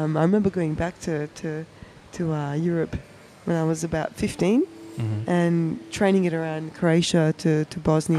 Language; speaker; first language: English; early bilingual, other home language; German